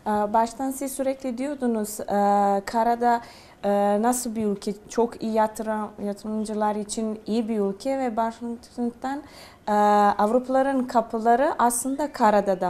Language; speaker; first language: Turkish; non-native, fluent; Serbian